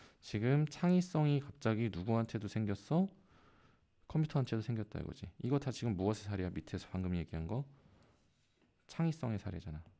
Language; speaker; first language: Korean; native; Korean